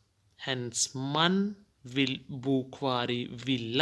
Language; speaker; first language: Swedish; non-native, fluent; Hindi